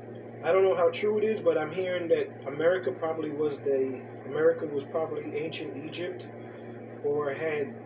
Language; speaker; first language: English; native; English